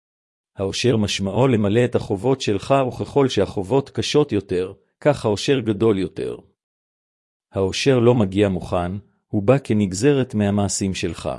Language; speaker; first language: Hebrew; native; Hebrew